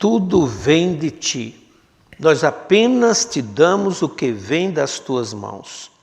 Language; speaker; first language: Portuguese; native; Portuguese